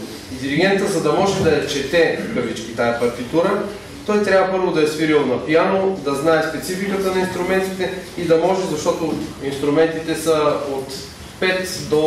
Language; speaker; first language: Bulgarian; native; Bulgarian